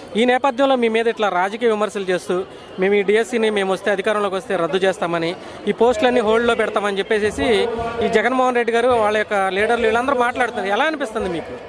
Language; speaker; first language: Telugu; native; Telugu